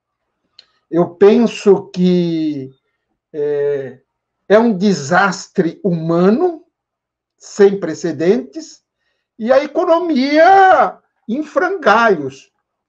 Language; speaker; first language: Portuguese; native; Portuguese